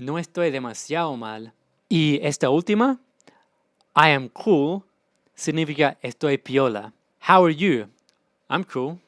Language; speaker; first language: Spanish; non-native, fluent; English